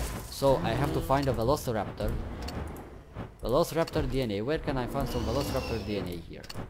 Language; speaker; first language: English; non-native, learner; Romanian